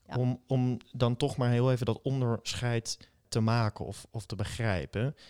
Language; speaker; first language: Dutch; native; Dutch